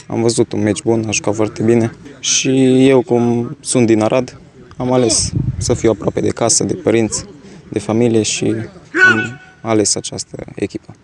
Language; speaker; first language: Romanian; early bilingual, heritage; Romanian